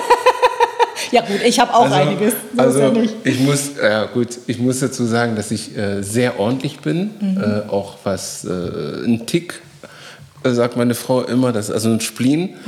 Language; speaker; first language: German; native; German